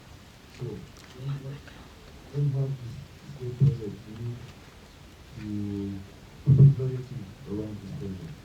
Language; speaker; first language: English; non-native, learner; French